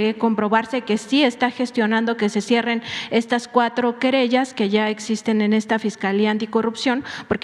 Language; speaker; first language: Spanish; native; Spanish